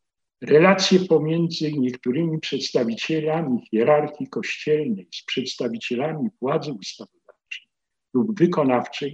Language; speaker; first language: Polish; native; Polish